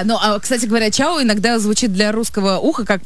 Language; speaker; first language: Russian; native; Russian